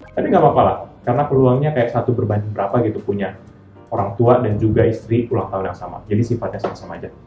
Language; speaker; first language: Indonesian; native; Indonesian